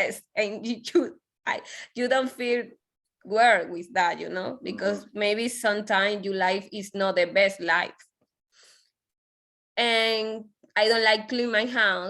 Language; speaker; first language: English; non-native, learner; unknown